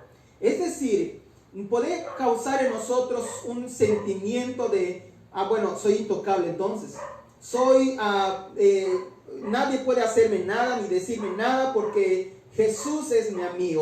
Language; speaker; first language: Spanish; native; Spanish